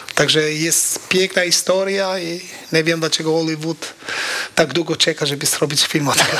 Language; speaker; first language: Polish; non-native, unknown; Albanian